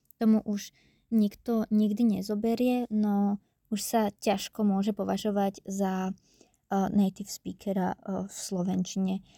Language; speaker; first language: Slovak; native; Slovak